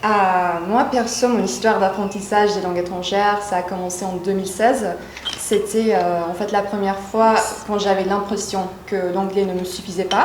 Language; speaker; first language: French; non-native, fluent; Turkish